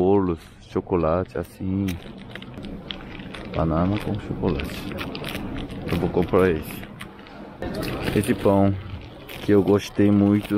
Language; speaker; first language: Portuguese; non-native, learner; Korean